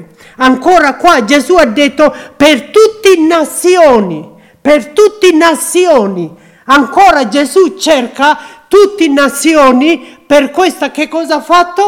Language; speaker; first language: Italian; non-native, learner; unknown